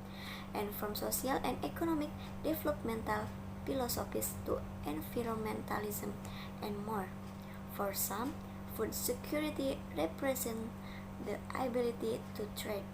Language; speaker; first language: English; non-native, learner; Indonesian